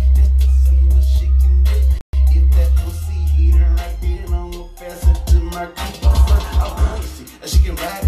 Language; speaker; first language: English; native; English